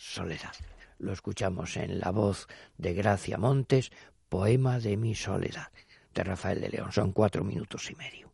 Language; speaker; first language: Spanish; native; Spanish